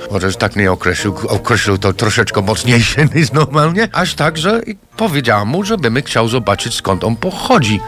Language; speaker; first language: Polish; non-native, fluent; English